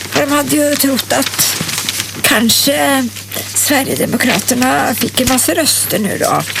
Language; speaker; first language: Swedish; native; Swedish